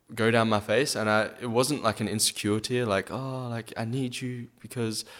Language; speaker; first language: English; native; English